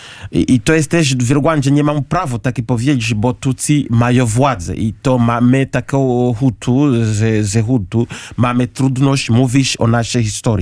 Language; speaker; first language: Polish; non-native, learner; Kinyarwanda